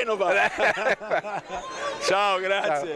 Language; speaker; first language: Italian; native; Italian